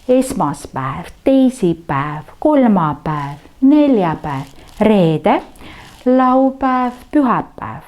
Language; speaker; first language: Estonian; non-native, local second language; Russian